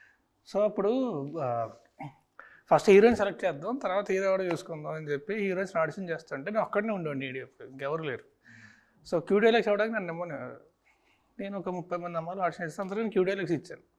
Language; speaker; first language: Telugu; native; Telugu